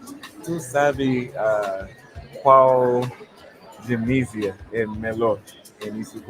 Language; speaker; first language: Portuguese; non-native, learner; English